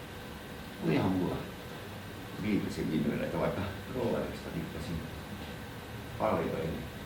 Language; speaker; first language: Finnish; non-native, local second language; Tatar